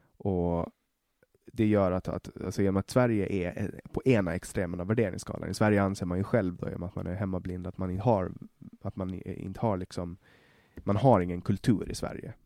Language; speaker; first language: Swedish; native; Swedish